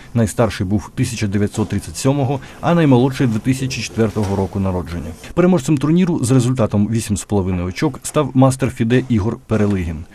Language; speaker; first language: Ukrainian; native; Ukrainian